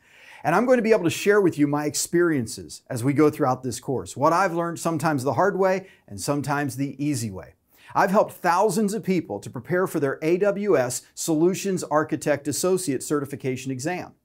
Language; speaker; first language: English; native; English